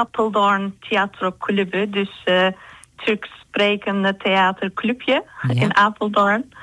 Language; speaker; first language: Dutch; non-native, fluent; Turkish